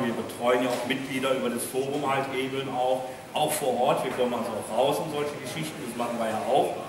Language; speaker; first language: German; native; German